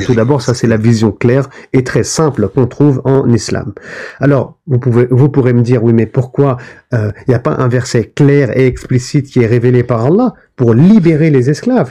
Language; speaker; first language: French; native; French